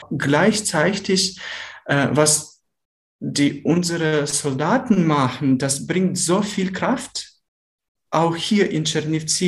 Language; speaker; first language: German; non-native, learner; Ukrainian